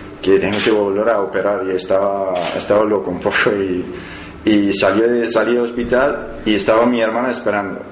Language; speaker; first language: Spanish; non-native, learner; Persian